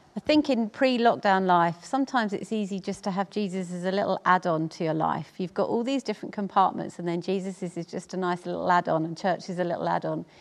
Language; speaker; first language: English; native; English